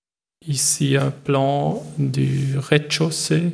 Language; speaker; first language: French; non-native, learner; German